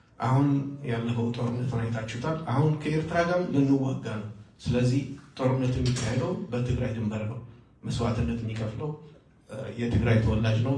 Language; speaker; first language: Amharic; non-native, local second language; Tigrinya